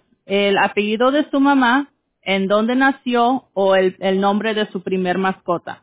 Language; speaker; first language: Spanish; early bilingual, heritage; Spanish